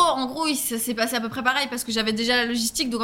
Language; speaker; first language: French; native; French